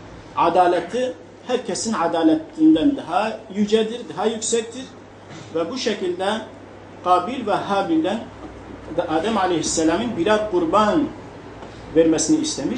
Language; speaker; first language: Turkish; native; Turkish